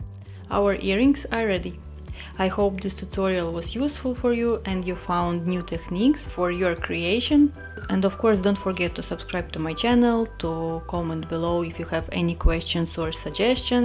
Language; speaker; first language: English; non-native, fluent; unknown